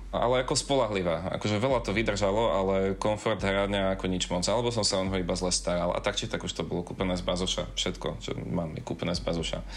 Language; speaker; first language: Slovak; native; Slovak